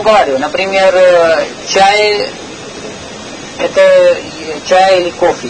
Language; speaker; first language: Russian; non-native, learner; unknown